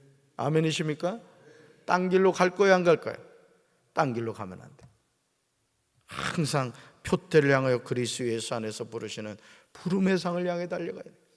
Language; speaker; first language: Korean; native; Korean